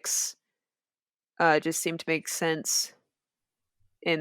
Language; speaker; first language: English; native; English